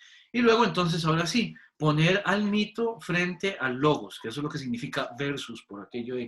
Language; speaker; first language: Spanish; native; Spanish